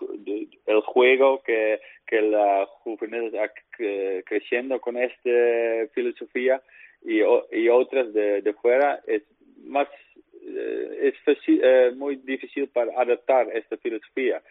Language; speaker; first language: Spanish; non-native, learner; Dutch